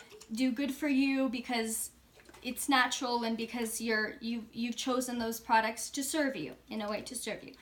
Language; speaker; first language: English; native; English